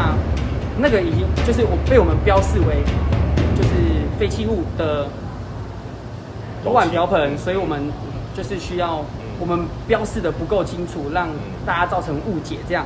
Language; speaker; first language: Chinese; native; Chinese